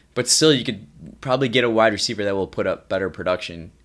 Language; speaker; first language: English; native; English